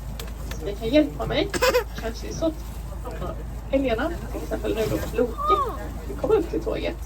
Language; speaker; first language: Swedish; native; Swedish